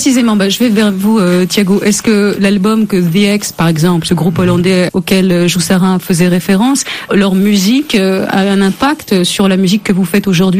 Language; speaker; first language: French; native; French